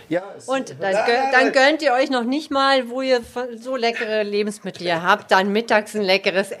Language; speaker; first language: German; native; German